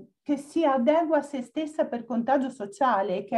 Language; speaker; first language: Italian; native; Italian